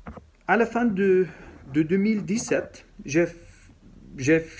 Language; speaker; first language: French; non-native, learner; Arabic